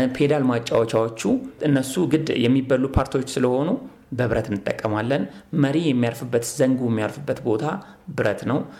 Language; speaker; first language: Amharic; native; Amharic